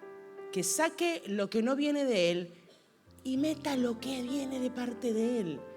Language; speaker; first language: Spanish; native; Spanish